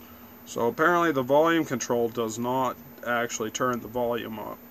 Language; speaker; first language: English; native; English